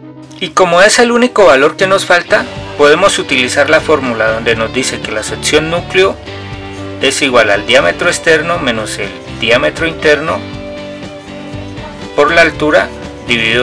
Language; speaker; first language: Spanish; native; Spanish